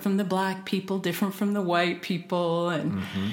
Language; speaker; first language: English; native; English